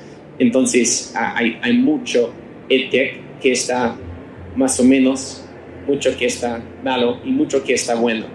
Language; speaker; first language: Spanish; non-native, learner; English